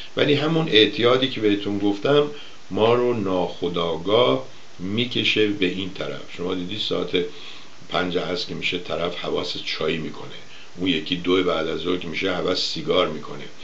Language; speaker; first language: Persian; native; Persian